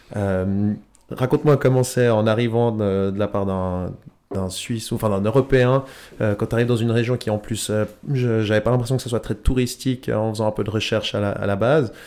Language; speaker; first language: French; native; French